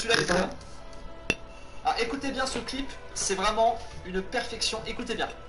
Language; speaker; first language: French; native; French